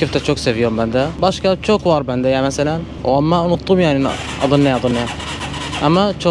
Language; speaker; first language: Turkish; non-native, learner; Arabic